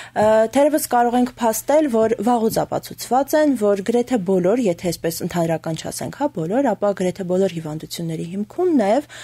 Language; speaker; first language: Armenian; native; Armenian